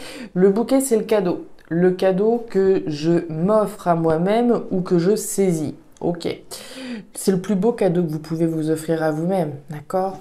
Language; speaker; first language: French; native; French